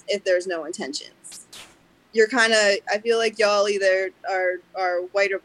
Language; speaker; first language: English; native; English